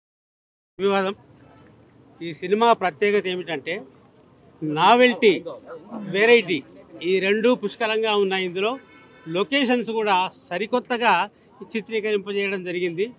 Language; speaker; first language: Telugu; native; Telugu